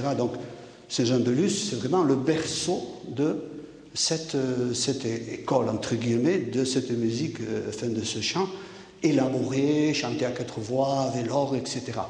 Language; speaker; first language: French; non-native, local second language; Basque